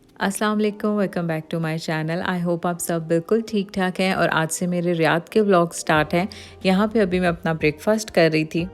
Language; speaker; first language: Urdu; native; Urdu